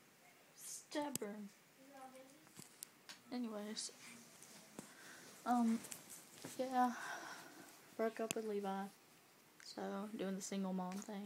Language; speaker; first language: English; native; English